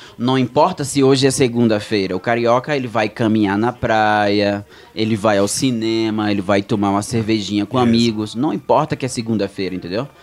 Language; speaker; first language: Portuguese; native; Portuguese